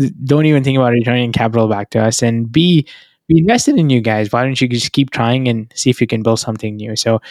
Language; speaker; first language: English; non-native, local second language; Hindi